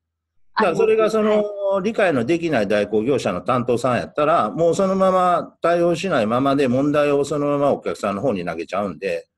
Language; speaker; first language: Japanese; native; Japanese